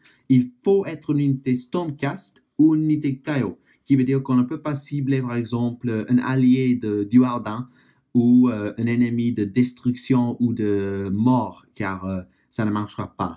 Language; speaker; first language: French; non-native, learner; English